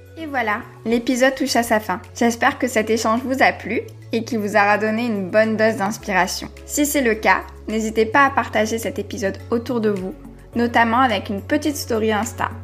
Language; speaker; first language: French; native; French